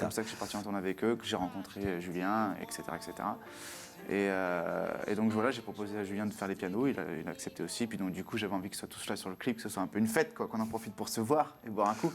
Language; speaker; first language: French; native; French